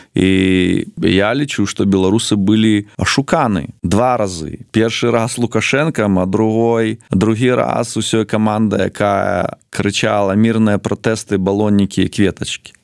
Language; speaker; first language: Belarusian; non-native, local second language; Russian